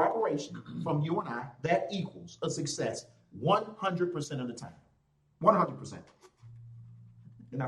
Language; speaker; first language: English; native; English